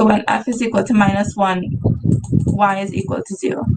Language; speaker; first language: English; native; English